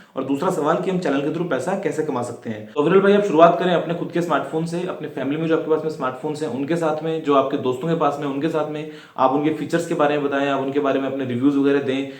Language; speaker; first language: Hindi; native; Hindi